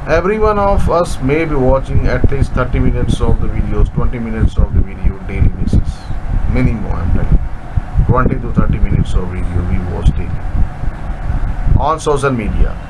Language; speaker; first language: English; non-native, local second language; Hindi